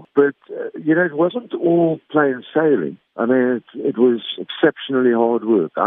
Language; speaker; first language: English; native; English